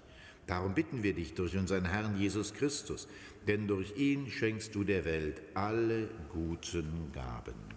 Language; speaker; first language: German; native; German